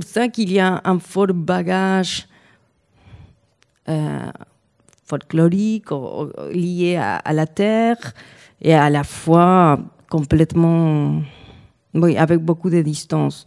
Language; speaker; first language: French; non-native, fluent; Spanish